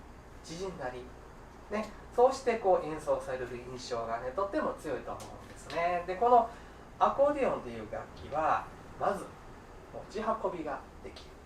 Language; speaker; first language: Japanese; native; Japanese